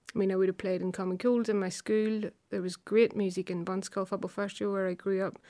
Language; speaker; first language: English; native; English